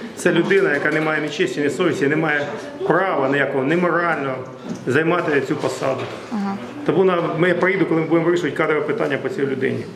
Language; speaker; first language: Ukrainian; native; Ukrainian